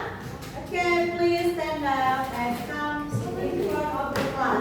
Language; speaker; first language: English; non-native, learner; Indonesian